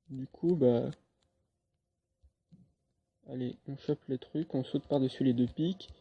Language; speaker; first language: French; native; French